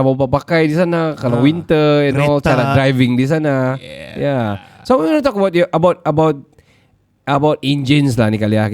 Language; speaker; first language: Malay; native; Malay